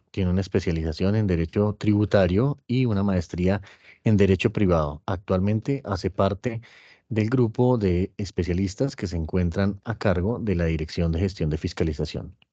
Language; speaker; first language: Spanish; native; Spanish